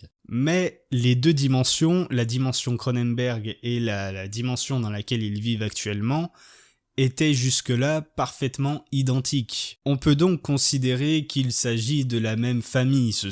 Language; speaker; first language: French; native; French